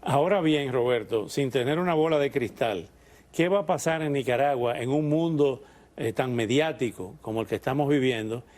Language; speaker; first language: Spanish; native; Spanish